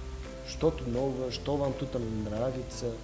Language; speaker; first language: Russian; non-native, fluent; Tajik